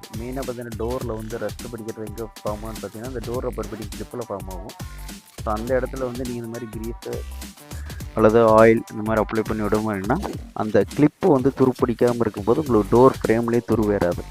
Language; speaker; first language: Tamil; native; Tamil